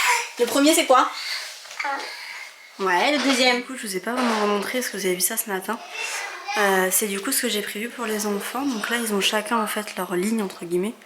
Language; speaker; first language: French; native; French